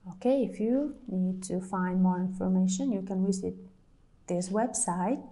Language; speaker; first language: English; non-native, fluent; Mongolian